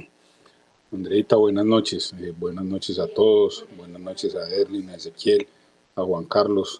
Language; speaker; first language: Spanish; native; Spanish